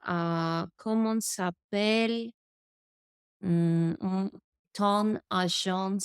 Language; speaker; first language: French; non-native, learner; English